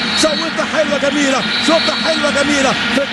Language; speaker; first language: Arabic; native; Arabic